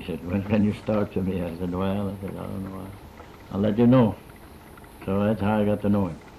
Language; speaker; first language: English; non-native, fluent; Swedish